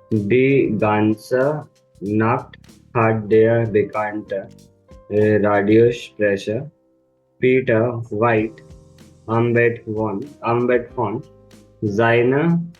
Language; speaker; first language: German; non-native, learner; Hindi